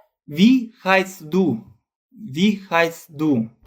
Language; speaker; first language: German; non-native, fluent; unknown